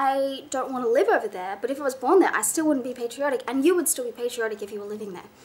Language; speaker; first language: English; native; English